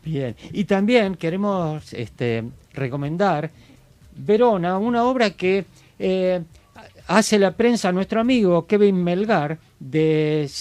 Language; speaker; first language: Spanish; native; Spanish